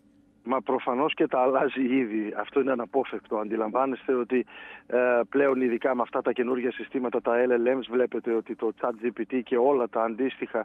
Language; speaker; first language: Greek; native; Greek